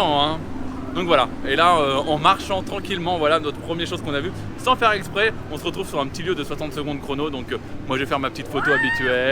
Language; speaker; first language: French; native; French